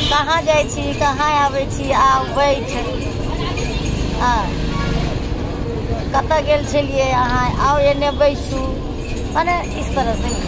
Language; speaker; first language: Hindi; non-native, local second language; Bhojpuri